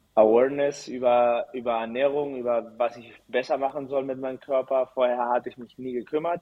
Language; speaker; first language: German; early bilingual, heritage; Spanish